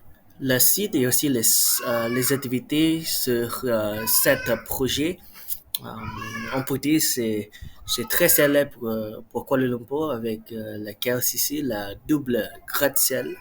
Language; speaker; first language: French; non-native, learner; Malay